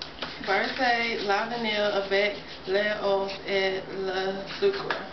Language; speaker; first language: French; non-native, learner; English